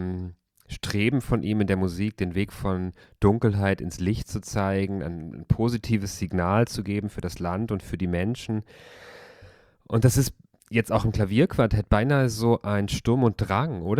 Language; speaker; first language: German; native; German